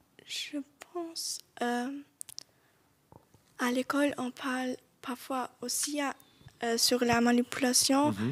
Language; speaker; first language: French; non-native, local second language; Luxembourgish